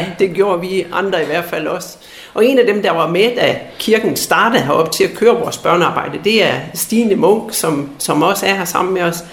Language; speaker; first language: Danish; native; Danish